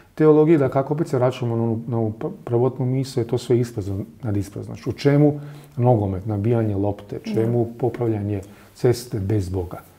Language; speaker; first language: Croatian; native; Croatian